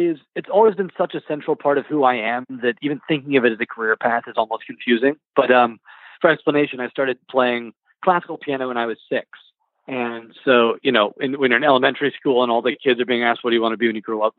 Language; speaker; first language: English; native; English